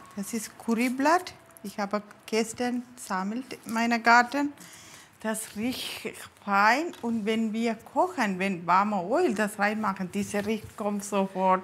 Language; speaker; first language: German; non-native, learner; Tamil